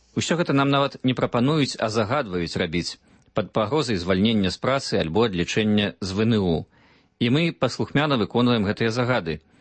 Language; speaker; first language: Belarusian; native; Belarusian